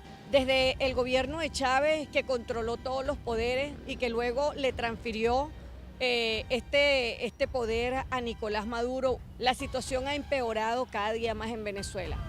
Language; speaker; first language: Spanish; native; Spanish